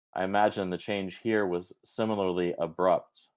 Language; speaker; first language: English; native; English